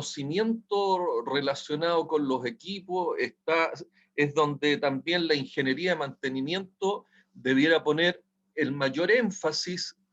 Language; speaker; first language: Spanish; native; Spanish